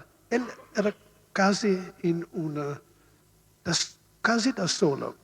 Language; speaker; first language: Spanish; non-native, learner; Italian